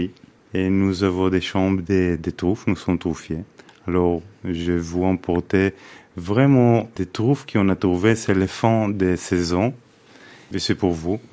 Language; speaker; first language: French; non-native, fluent; Hebrew